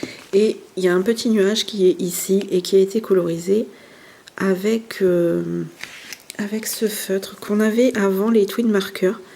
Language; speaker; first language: French; native; French